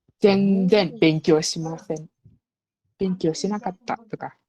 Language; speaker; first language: Japanese; non-native, learner; Malay